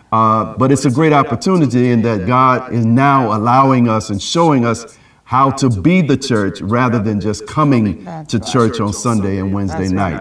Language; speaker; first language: English; native; English